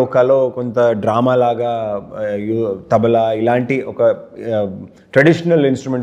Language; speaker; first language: Telugu; non-native, learner; Kannada